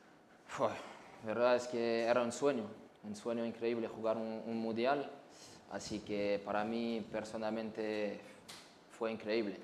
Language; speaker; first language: Spanish; non-native, learner; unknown